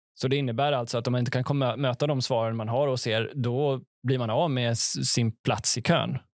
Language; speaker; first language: Swedish; native; Swedish